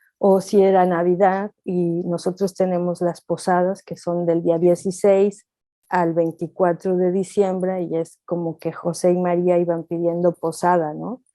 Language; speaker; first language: Spanish; native; Spanish